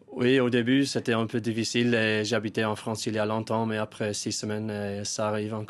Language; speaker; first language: French; non-native, fluent; English